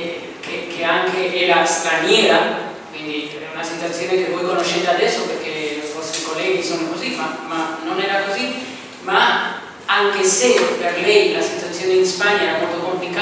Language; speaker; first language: Italian; non-native, fluent; Spanish